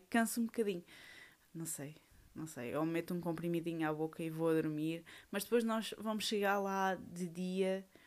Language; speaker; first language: Portuguese; native; Portuguese